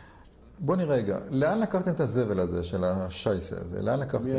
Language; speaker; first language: Hebrew; native; Hebrew